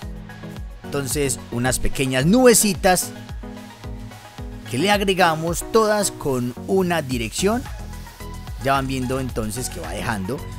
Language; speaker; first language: Spanish; native; Spanish